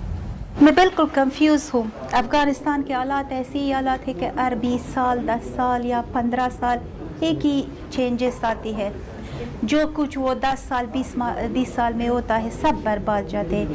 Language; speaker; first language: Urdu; non-native, fluent; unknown